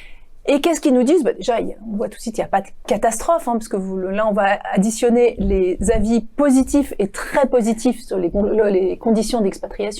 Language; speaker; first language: French; native; French